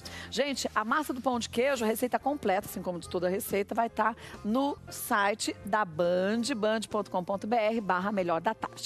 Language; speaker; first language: Portuguese; native; Portuguese